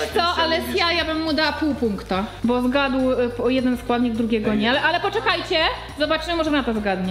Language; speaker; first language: Polish; native; Polish